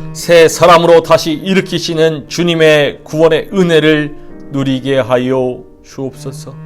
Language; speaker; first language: Korean; native; Korean